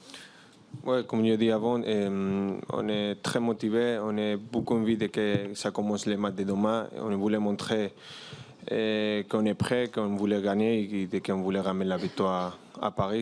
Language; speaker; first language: French; non-native, learner; Spanish